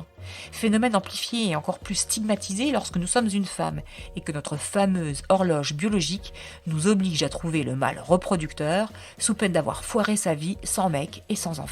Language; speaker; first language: French; native; French